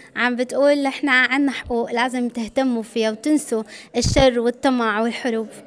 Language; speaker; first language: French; non-native, fluent; Arabic